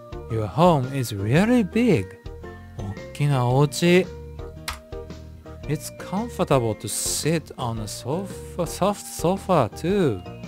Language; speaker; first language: English; non-native, fluent; Japanese